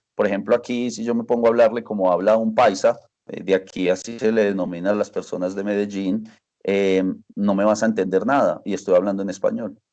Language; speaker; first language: Spanish; native; Spanish